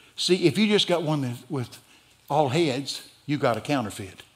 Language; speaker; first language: English; native; English